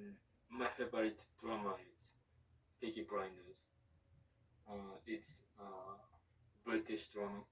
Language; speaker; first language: English; non-native, fluent; Japanese